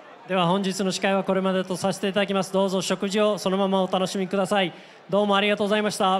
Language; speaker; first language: Japanese; native; Japanese